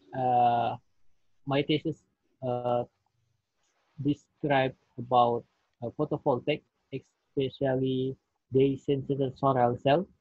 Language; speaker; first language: English; non-native, learner; Indonesian